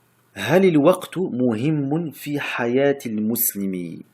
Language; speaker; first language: Arabic; non-native, fluent; French